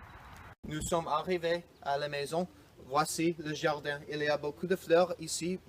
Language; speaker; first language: French; non-native, learner; English